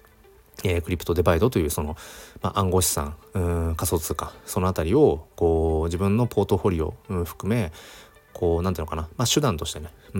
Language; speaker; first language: Japanese; native; Japanese